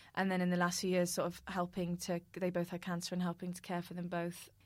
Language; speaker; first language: English; native; English